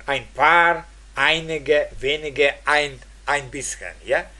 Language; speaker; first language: German; non-native, fluent; Russian